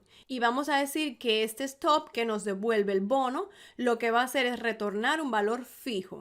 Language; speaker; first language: Spanish; native; Spanish